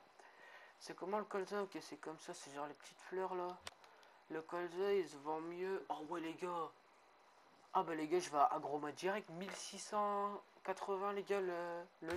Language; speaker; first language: French; native; French